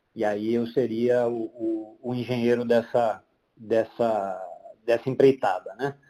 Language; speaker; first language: Portuguese; native; Portuguese